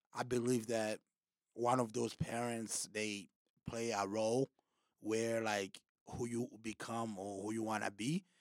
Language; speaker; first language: English; non-native, local second language; Rundi